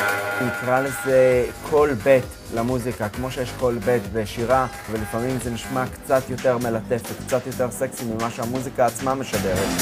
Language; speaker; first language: Hebrew; native; Hebrew